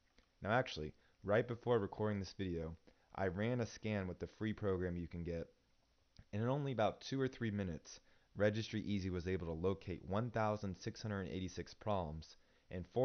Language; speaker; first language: English; native; English